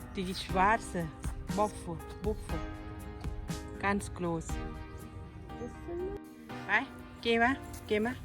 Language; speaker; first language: German; non-native, learner; Thai